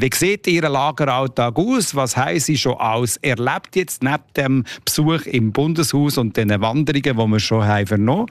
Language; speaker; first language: German; native; German